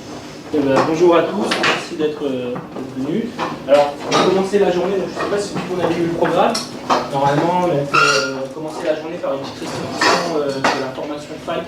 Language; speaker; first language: French; native; French